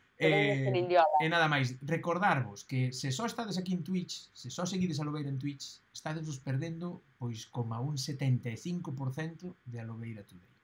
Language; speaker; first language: Galician; native; Galician